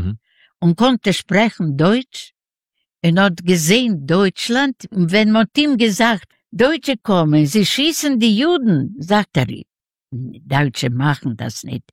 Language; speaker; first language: German; non-native, learner; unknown